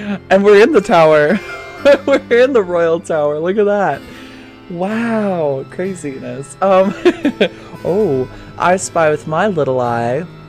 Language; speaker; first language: English; native; English